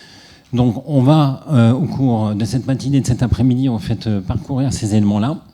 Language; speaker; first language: French; native; French